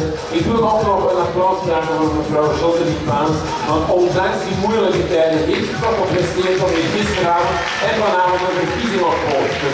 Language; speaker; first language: Dutch; native; Dutch